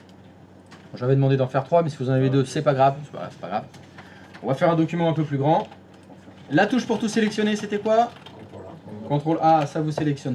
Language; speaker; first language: French; native; French